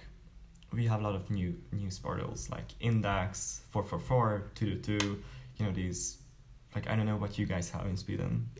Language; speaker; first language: English; non-native, fluent; Hungarian